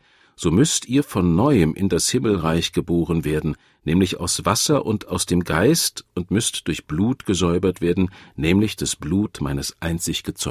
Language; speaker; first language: German; native; German